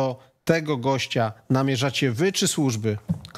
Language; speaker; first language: Polish; native; Polish